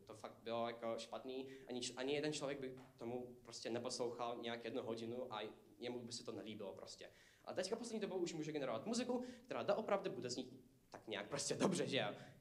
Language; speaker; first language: Czech; non-native, fluent; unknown